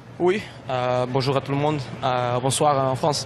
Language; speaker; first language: French; non-native, fluent; Portuguese